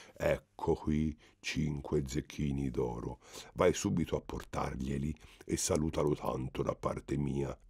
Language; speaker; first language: Italian; native; Italian